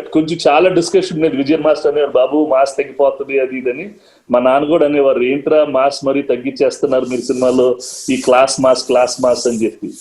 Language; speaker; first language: Telugu; native; Telugu